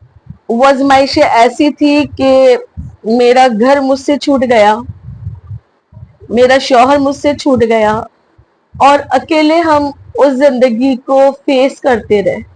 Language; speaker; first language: Urdu; native; Urdu